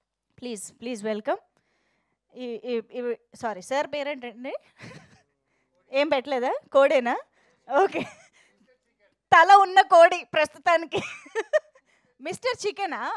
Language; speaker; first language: Telugu; native; Telugu